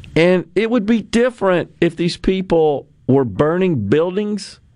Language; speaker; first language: English; native; English